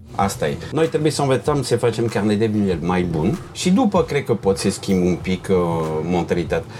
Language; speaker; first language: Romanian; non-native, learner; French